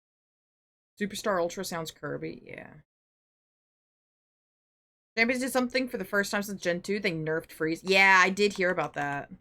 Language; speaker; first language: English; native; English